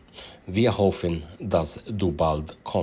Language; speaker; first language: German; non-native, fluent; Arabic